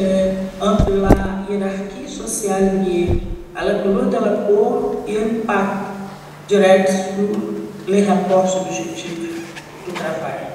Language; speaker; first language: French; non-native, learner; Portuguese